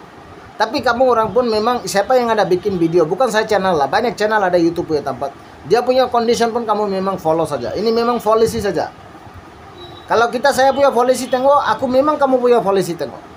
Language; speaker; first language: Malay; non-native, learner; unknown